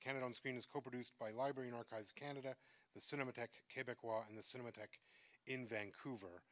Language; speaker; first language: English; native; English